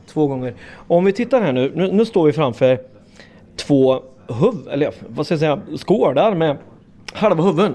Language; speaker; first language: Swedish; native; Swedish